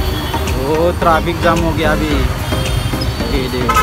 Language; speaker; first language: Hindi; non-native, local second language; Bodo